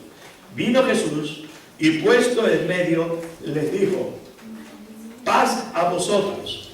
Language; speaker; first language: Spanish; native; Spanish